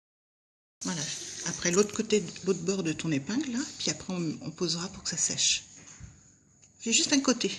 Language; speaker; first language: French; native; French